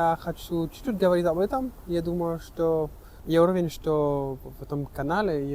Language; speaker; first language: Russian; non-native, learner; French